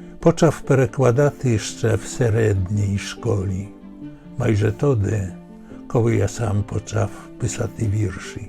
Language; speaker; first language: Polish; non-native, learner; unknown